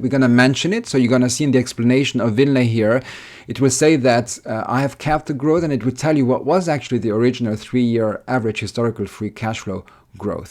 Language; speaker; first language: English; non-native, fluent; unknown